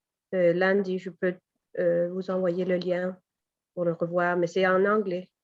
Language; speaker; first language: French; non-native, fluent; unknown